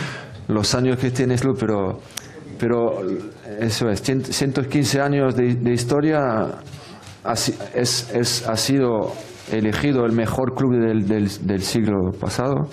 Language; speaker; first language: Spanish; non-native, fluent; French